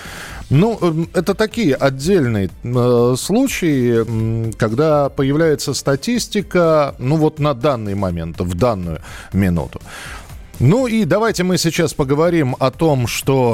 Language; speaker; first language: Russian; native; Russian